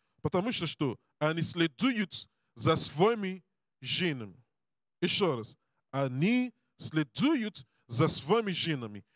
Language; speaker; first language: Russian; non-native, learner; English